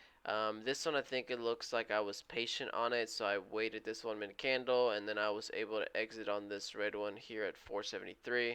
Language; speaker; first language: English; native; English